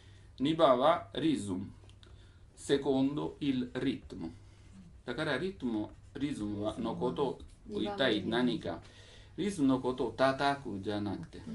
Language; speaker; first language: Japanese; non-native, learner; Italian